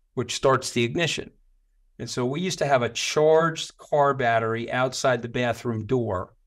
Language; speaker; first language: English; native; English